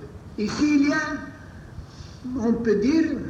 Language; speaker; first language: French; non-native, fluent; Bulgarian